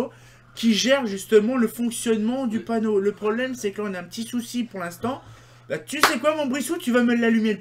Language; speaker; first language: French; native; French